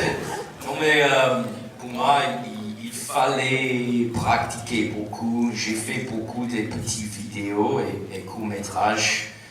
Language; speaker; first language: French; non-native, fluent; English